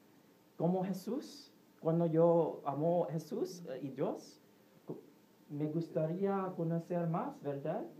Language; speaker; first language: Spanish; non-native, learner; English